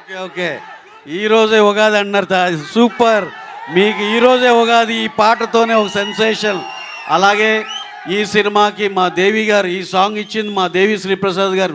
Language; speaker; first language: Telugu; native; Telugu